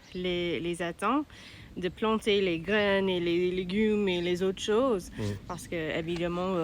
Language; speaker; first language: French; non-native, learner; English